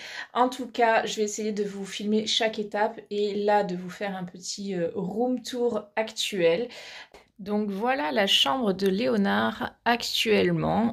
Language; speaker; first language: French; native; French